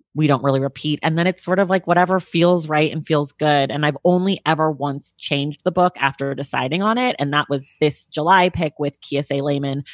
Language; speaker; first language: English; native; English